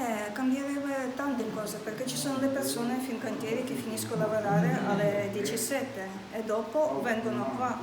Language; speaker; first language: Italian; non-native, fluent; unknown